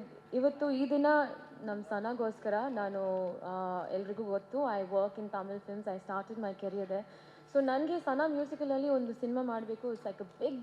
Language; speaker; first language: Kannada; non-native, learner; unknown